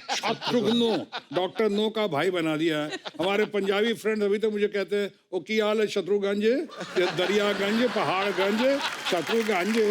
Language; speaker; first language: Hindi; native; Hindi